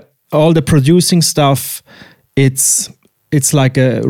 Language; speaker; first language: English; non-native, fluent; Swiss German